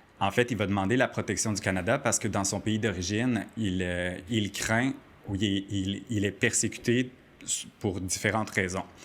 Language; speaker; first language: French; native; French